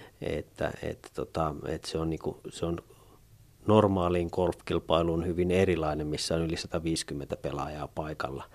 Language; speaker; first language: Finnish; native; Finnish